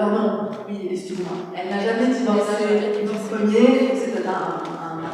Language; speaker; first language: French; native; French